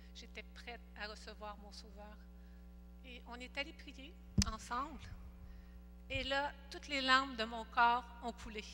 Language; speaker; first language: French; native; French